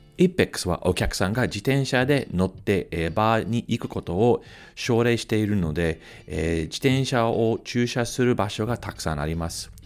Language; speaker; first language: Japanese; non-native, fluent; English